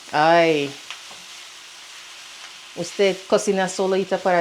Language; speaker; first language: Spanish; non-native, learner; English